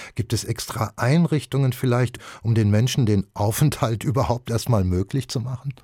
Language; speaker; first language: German; native; German